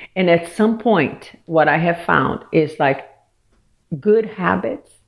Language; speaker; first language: English; non-native, fluent; Portuguese